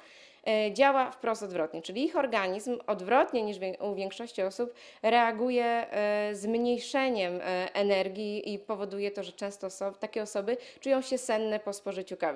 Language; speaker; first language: Polish; native; Polish